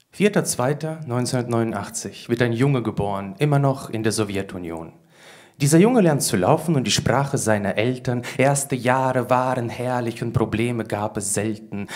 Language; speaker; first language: German; early bilingual, other home language; Russian